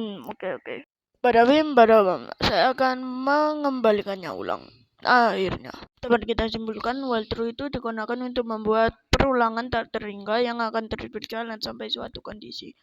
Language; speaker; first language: Indonesian; native; Indonesian